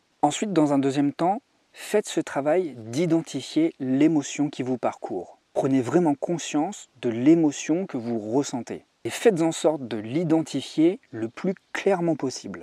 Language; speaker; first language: French; native; French